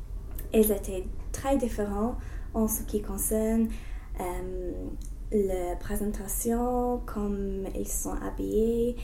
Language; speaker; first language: French; non-native, learner; English